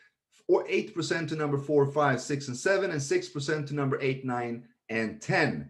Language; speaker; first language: English; non-native, fluent; Swedish